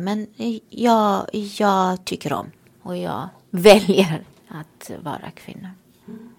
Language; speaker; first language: Swedish; non-native, fluent; Romanian